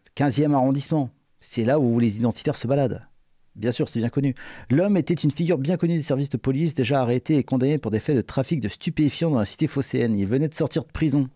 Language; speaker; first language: French; native; French